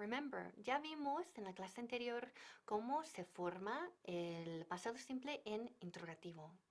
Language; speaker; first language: Spanish; non-native, fluent; English